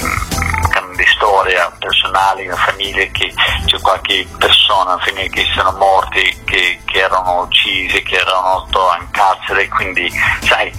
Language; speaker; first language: Italian; non-native, fluent; English